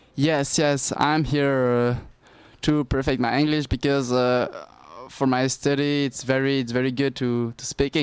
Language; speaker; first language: English; non-native, learner; French